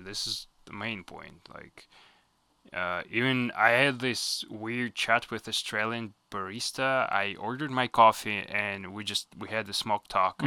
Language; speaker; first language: English; non-native, fluent; Russian